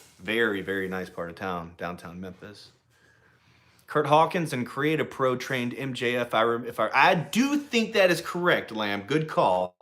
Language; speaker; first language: English; native; English